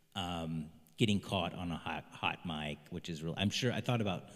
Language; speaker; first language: English; non-native, fluent; Chinese